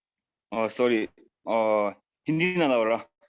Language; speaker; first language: Hindi; non-native, fluent; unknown